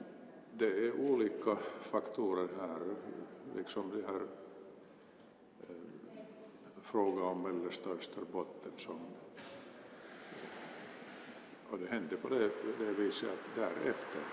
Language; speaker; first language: Swedish; non-native, local second language; Finnish